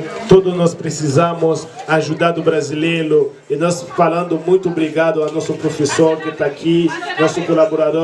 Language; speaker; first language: Portuguese; non-native, learner; Haitian Creole